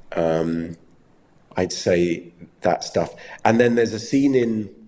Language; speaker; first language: English; native; English